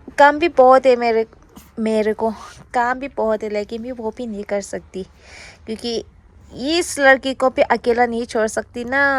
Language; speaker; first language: Hindi; non-native, fluent; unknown